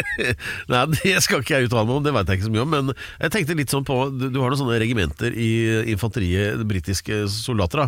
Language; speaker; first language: Norwegian; native; Norwegian